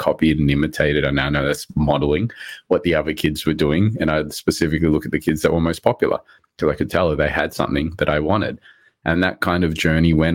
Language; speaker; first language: English; early bilingual, other home language; Morisyen